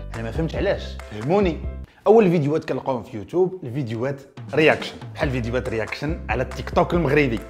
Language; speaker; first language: Arabic; native; Arabic